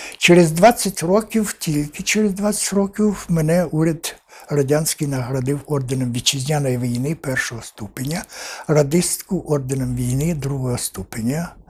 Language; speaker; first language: Ukrainian; native; Ukrainian